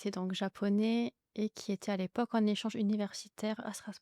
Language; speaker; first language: French; native; French